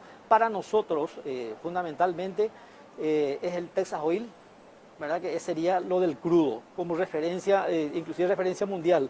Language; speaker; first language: Spanish; native; Spanish